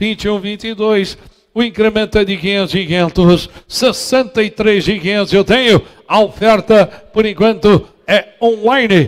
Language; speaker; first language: Portuguese; native; Portuguese